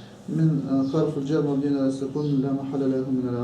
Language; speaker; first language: Arabic; non-native, learner; Chechen